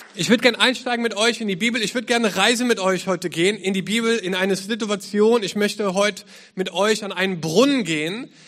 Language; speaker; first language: German; native; German